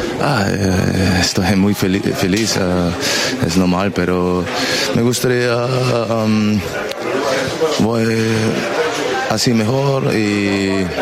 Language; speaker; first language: Spanish; non-native, learner; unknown